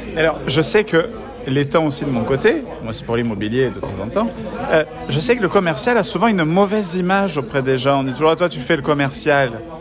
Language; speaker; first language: French; native; French